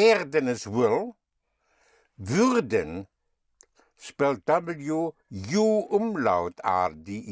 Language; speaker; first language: German; non-native, fluent; English